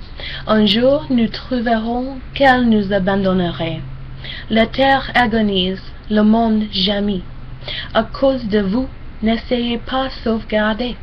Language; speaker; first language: French; non-native, learner; English